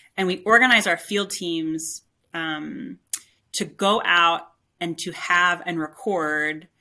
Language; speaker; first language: English; native; English